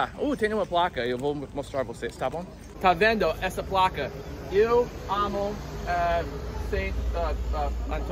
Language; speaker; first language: Portuguese; non-native, fluent; English